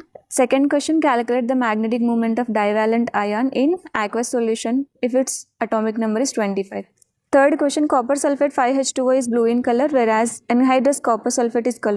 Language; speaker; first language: English; non-native, local second language; Telugu